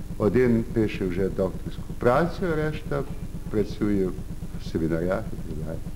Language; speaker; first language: Ukrainian; early bilingual, heritage; Ukrainian